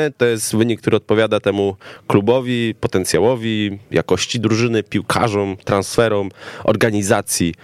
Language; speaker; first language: Polish; native; Polish